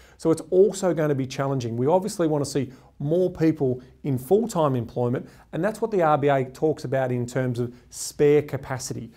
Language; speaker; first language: English; native; English